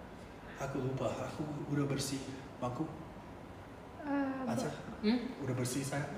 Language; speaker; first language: Indonesian; non-native, fluent; English